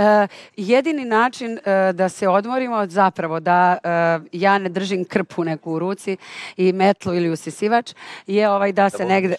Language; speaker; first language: Bosnian; native; Bosnian